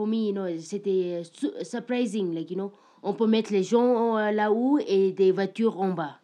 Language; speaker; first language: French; non-native, learner; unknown